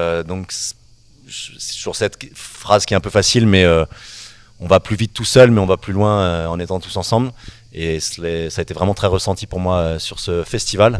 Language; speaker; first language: French; native; French